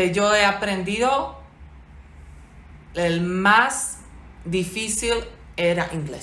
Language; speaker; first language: Spanish; non-native, fluent; Slovak